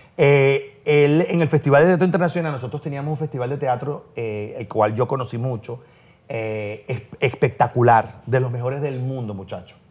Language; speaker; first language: Spanish; native; Spanish